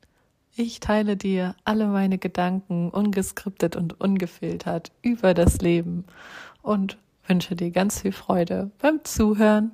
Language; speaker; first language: German; native; German